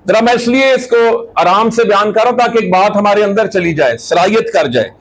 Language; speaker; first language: Urdu; non-native, local second language; Punjabi